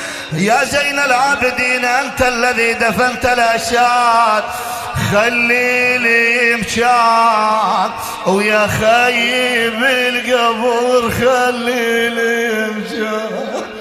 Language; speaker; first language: Arabic; native; Arabic